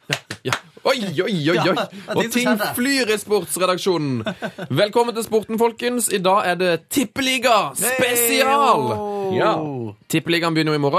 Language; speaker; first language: Norwegian; native; Norwegian